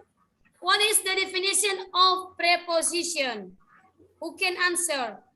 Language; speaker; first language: English; non-native, learner; Indonesian